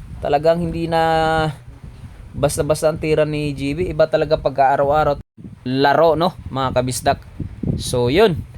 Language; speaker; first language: Filipino; non-native, local second language; Cebuano